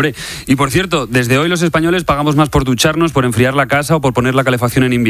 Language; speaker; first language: Spanish; native; Spanish